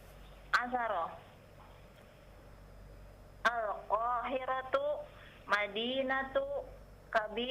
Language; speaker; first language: Arabic; non-native, learner; Indonesian